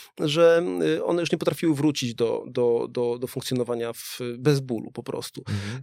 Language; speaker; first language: Polish; native; Polish